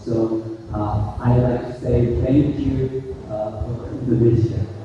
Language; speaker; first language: English; non-native, fluent; Korean